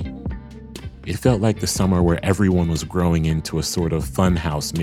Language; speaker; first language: English; native; English